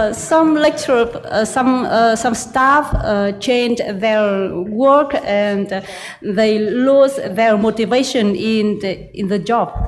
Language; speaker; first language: English; non-native, learner; Vietnamese